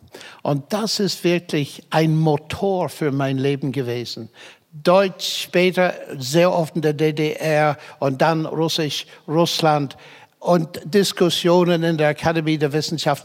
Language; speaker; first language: German; non-native, fluent; English